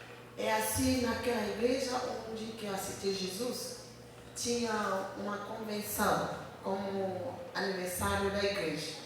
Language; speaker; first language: Portuguese; non-native, learner; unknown